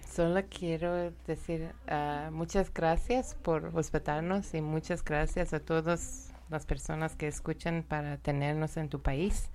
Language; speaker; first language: Spanish; non-native, learner; Persian